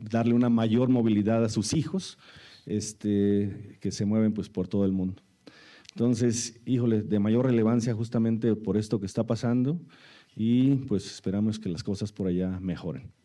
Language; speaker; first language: Spanish; native; Spanish